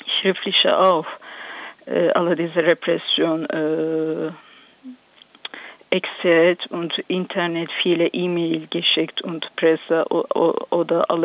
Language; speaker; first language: German; non-native, learner; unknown